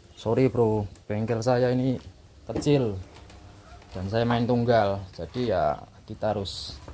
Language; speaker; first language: Indonesian; non-native, local second language; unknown